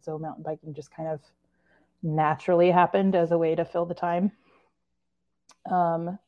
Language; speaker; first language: English; native; English